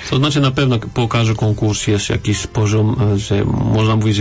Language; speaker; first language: Polish; non-native, learner; French